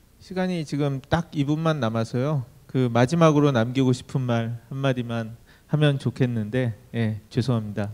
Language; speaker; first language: Korean; native; Korean